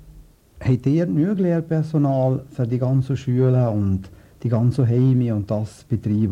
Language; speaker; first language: German; native; German